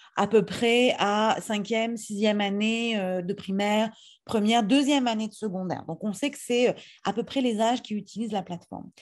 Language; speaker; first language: French; native; French